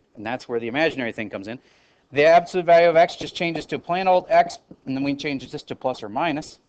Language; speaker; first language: English; native; English